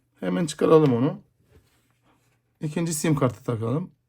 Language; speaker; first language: Turkish; native; Turkish